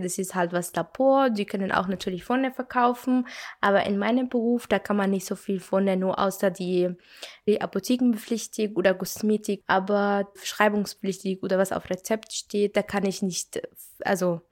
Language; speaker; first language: German; non-native, learner; Arabic